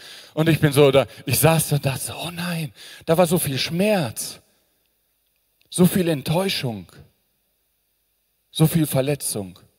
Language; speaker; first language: German; native; German